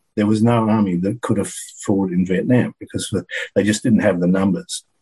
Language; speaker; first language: English; native; English